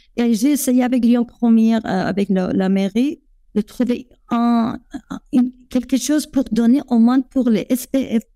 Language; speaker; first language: French; non-native, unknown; Persian